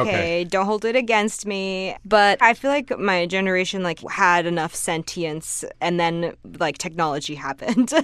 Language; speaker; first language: English; native; English